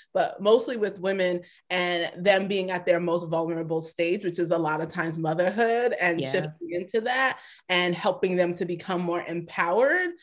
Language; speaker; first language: English; early bilingual, other home language; Yoruba